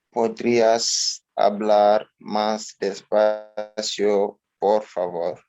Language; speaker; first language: Spanish; non-native, learner; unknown